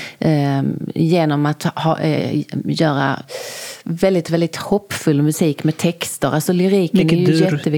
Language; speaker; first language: Swedish; native; Swedish